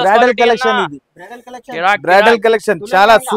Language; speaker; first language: Telugu; non-native, local second language; Urdu